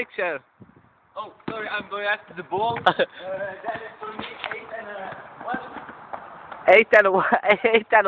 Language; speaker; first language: English; non-native, learner; Dutch